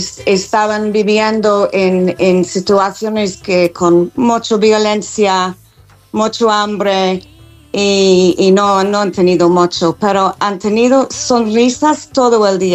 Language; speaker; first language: Spanish; non-native, fluent; English